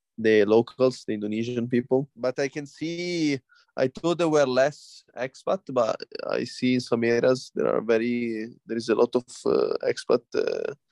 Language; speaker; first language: English; non-native, fluent; Italian